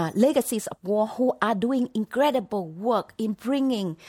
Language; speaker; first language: English; non-native, fluent; Vietnamese